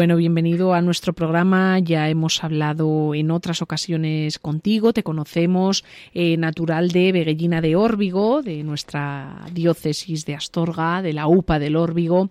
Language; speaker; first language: Spanish; native; Spanish